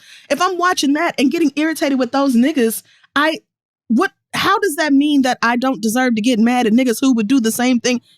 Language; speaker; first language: English; native; English